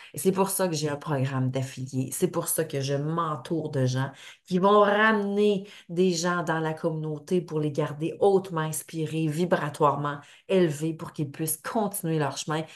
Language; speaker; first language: French; native; French